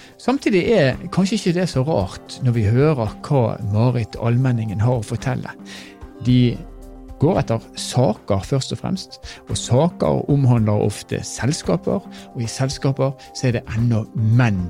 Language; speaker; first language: Norwegian; native; Norwegian